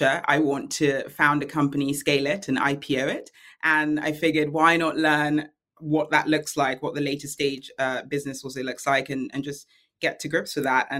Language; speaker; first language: English; native; English